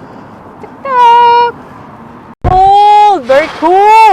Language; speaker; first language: English; non-native, learner; Filipino